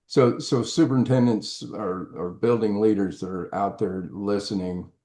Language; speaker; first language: English; native; English